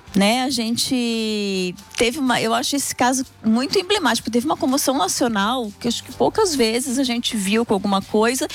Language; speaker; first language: Portuguese; native; Portuguese